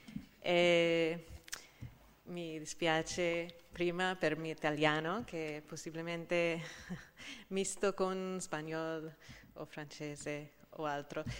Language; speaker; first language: Italian; non-native, fluent; English